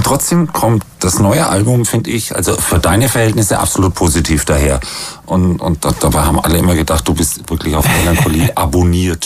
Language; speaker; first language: German; native; German